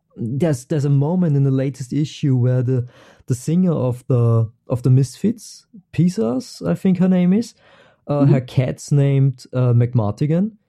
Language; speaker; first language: English; non-native, fluent; German